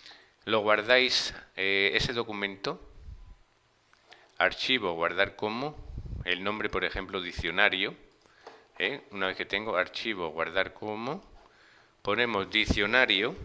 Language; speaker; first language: Spanish; native; Spanish